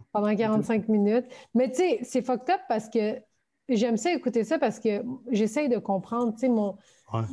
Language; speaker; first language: French; early bilingual, other home language; Turkish